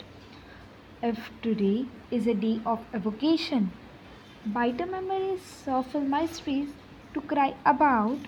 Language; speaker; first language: English; non-native, local second language; Gujarati